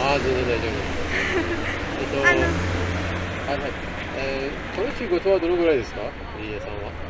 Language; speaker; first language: Japanese; non-native, learner; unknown